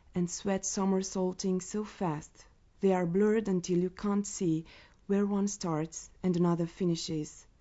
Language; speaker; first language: English; non-native, fluent; Romanian